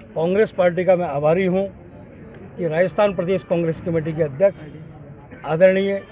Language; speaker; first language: Hindi; native; Hindi